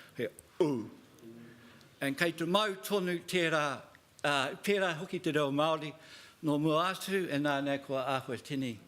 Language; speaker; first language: Māori; non-native, local second language; English